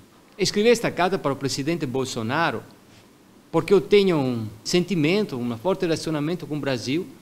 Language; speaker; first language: Portuguese; non-native, fluent; Italian